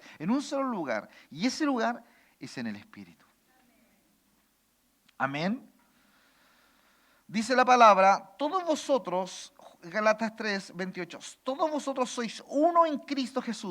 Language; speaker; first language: Spanish; native; Spanish